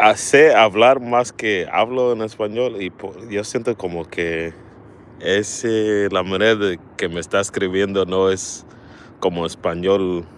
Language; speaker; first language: Spanish; early bilingual, heritage; Spanish